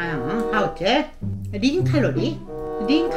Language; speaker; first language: Chinese; non-native, learner; Korean